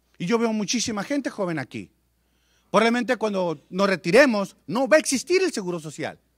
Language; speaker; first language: Spanish; native; Spanish